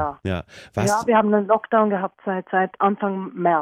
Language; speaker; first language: German; non-native, learner; Norwegian